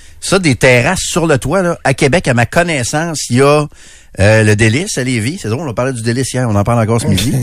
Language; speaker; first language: French; native; French